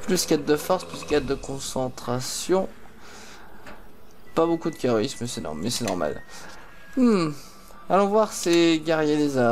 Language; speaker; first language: French; native; French